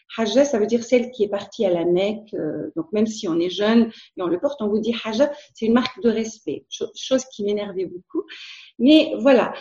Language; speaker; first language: French; non-native, local second language; Arabic